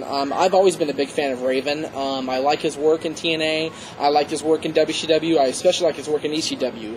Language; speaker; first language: English; native; English